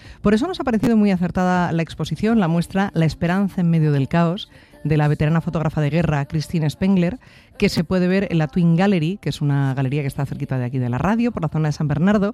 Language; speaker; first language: Spanish; native; Spanish